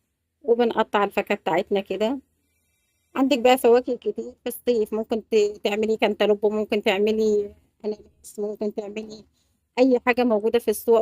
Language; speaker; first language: Arabic; native; Arabic